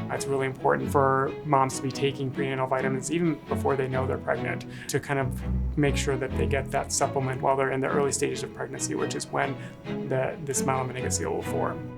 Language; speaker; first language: English; native; English